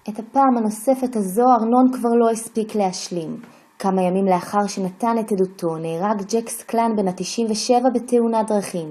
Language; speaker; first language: Hebrew; native; Hebrew